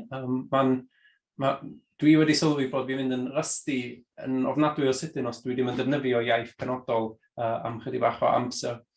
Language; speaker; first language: Welsh; non-native, fluent; German